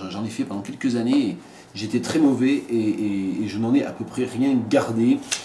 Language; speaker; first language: French; native; French